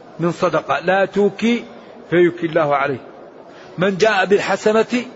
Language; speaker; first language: Arabic; native; Arabic